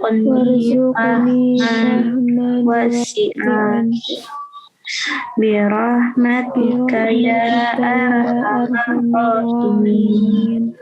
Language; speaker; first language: Arabic; non-native, learner; Indonesian